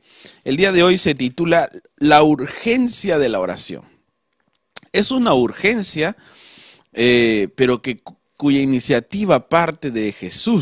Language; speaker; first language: Spanish; native; Spanish